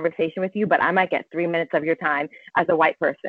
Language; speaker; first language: English; native; English